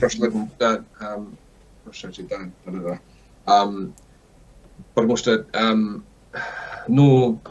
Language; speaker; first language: Russian; non-native, learner; English